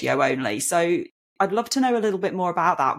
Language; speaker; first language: English; native; English